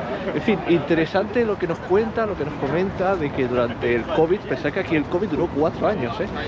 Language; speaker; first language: Spanish; native; Spanish